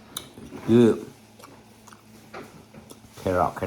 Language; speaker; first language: English; non-native, learner; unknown